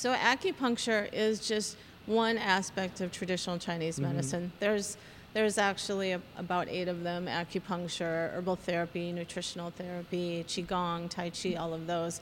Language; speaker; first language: English; native; English